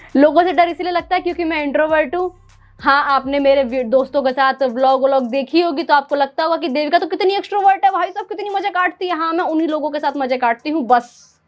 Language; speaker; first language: Hindi; native; Hindi